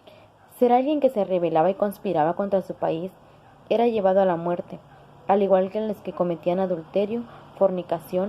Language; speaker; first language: Spanish; native; Spanish